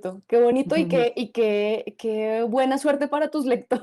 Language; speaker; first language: Spanish; native; Spanish